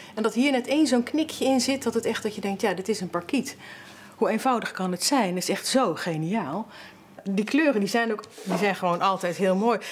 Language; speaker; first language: Dutch; native; Dutch